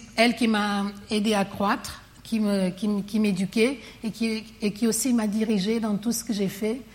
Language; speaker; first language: French; non-native, fluent; Portuguese